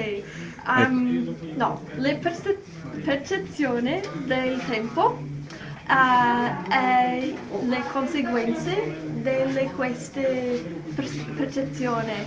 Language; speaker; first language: Italian; non-native, learner; English